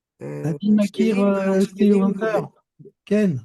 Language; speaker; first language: Hebrew; non-native, learner; French